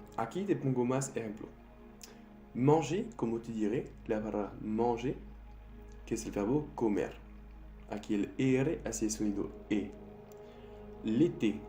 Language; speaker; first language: Spanish; non-native, fluent; French